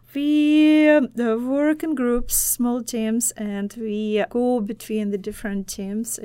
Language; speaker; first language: English; non-native, fluent; Russian